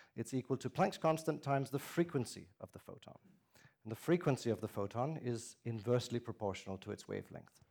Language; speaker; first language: English; non-native, fluent; Danish